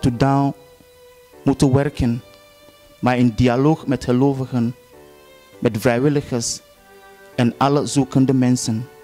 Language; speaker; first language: Dutch; non-native, fluent; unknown